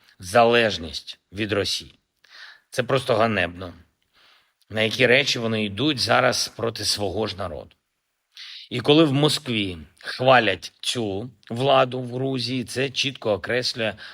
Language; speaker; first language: Ukrainian; non-native, local second language; Russian